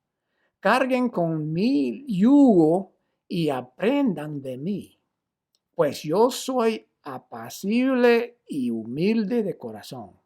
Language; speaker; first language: Spanish; non-native, fluent; English